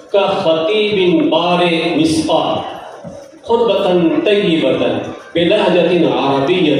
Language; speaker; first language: Arabic; non-native, fluent; Urdu